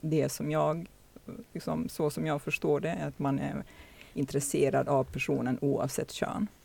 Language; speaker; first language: Swedish; native; Swedish